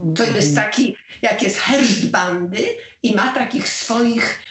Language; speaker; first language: Polish; native; Polish